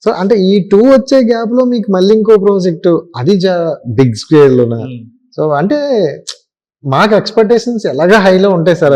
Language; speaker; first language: Telugu; native; Telugu